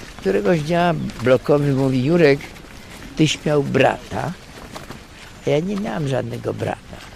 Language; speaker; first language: Polish; native; Polish